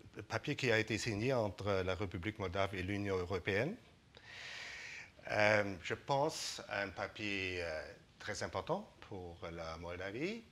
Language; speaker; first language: French; non-native, fluent; German